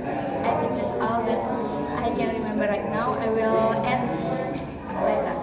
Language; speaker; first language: English; non-native, learner; Indonesian